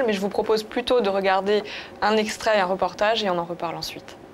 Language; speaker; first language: French; native; French